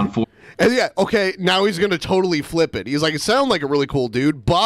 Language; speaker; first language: English; native; English